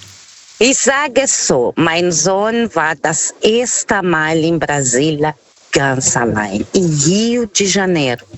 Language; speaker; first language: German; non-native, fluent; Portuguese